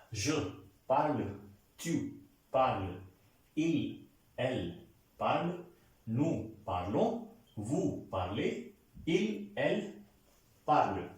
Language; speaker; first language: French; non-native, fluent; Hindi